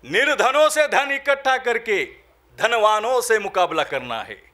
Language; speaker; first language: Hindi; non-native, local second language; Marathi